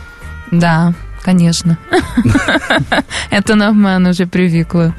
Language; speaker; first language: Russian; non-native, learner; Portuguese